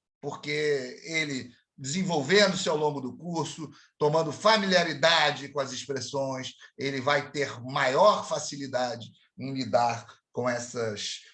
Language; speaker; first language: Portuguese; native; Portuguese